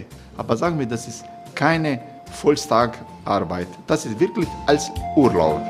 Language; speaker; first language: German; non-native, learner; Croatian